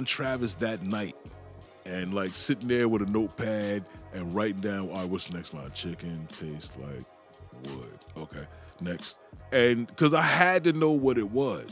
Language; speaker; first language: English; native; English